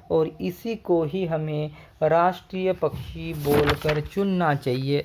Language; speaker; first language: Hindi; non-native, local second language; Marathi